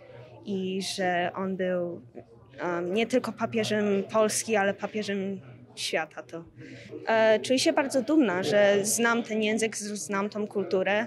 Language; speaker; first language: Polish; early bilingual, heritage; Polish